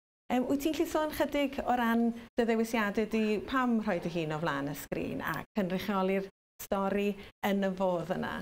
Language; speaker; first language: Welsh; native; Welsh